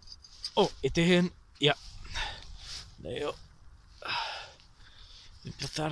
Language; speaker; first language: Welsh; non-native, learner; English